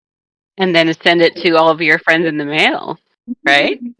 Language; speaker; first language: English; native; English